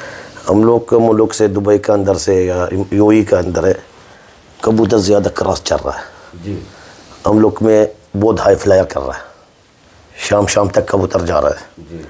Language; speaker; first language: Hindi; non-native, learner; Arabic